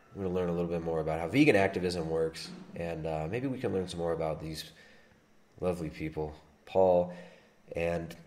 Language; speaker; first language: English; native; English